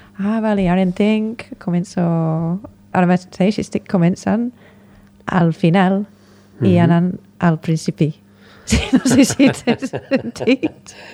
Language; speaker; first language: Catalan; non-native, fluent; English